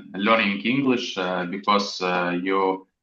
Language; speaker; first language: English; non-native, learner; Russian